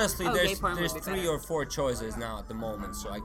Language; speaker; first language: English; non-native, fluent; Swedish